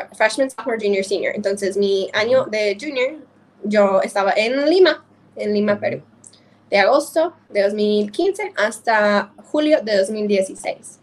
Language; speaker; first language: Spanish; non-native, fluent; English